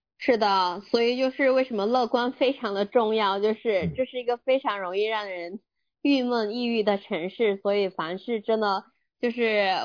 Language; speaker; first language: Chinese; native; Chinese